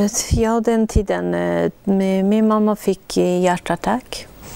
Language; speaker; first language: Swedish; non-native, fluent; Persian